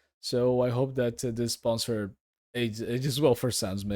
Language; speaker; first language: English; non-native, fluent; Portuguese